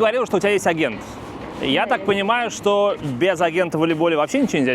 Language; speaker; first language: Russian; native; Russian